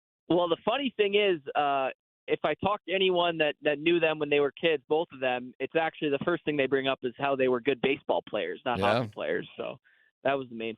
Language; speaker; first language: English; native; English